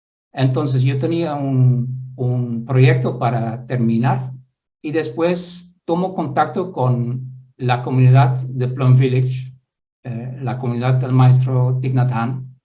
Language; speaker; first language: Spanish; non-native, fluent; Dutch